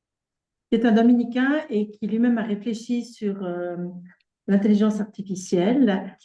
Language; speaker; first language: French; native; French